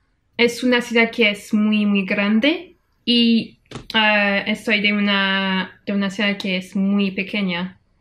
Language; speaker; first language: Spanish; non-native, learner; French